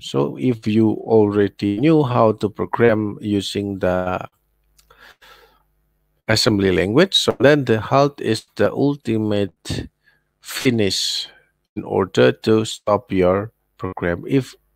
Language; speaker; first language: English; non-native, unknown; Indonesian